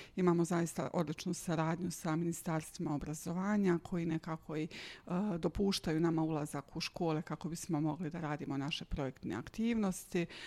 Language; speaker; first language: Croatian; native; Croatian